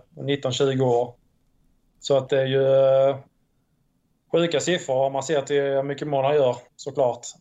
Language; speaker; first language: Swedish; native; Swedish